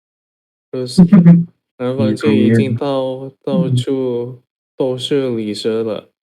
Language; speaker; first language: Chinese; non-native, learner; Indonesian